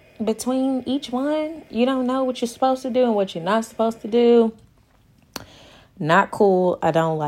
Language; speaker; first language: English; native; English